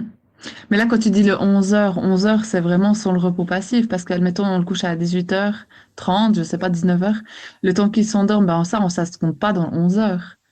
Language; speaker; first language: French; native; French